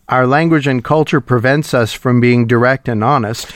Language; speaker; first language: English; native; English